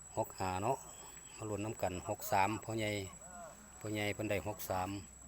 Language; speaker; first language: Thai; native; Thai